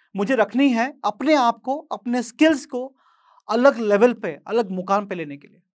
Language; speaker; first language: Hindi; non-native, local second language; Odia